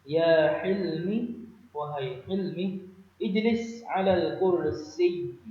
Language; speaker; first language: Arabic; non-native, fluent; Indonesian